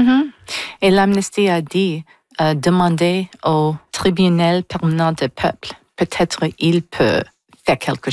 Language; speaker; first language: French; non-native, local second language; English